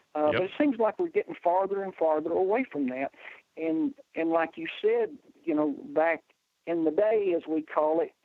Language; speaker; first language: English; native; English